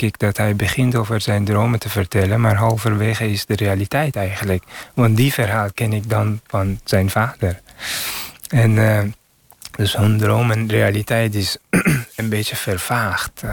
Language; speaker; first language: Dutch; non-native, fluent; Persian